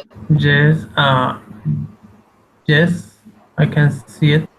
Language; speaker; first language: English; non-native, learner; Spanish